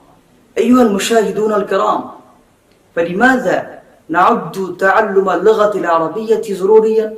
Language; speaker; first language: Arabic; non-native, fluent; Bangla